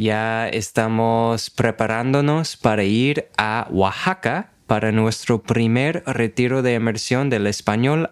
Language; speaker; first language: Spanish; non-native, fluent; English